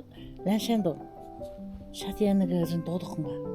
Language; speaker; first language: Chinese; non-native, local second language; Kazakh